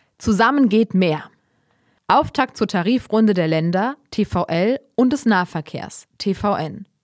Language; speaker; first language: German; native; German